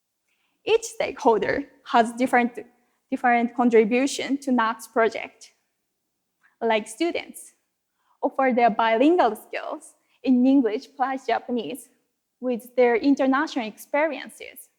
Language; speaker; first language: English; non-native, fluent; Japanese